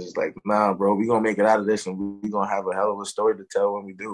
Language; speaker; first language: English; native; English